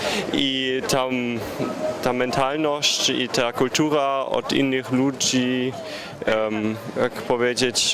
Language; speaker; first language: Polish; early bilingual, heritage; German